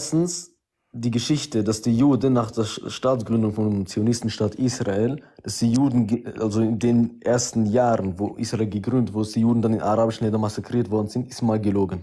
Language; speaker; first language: German; early bilingual, other home language; Arabic